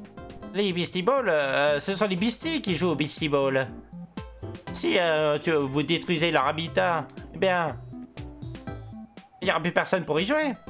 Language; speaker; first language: French; native; French